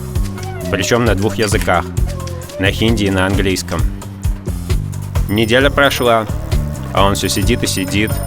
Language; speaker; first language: Russian; native; Russian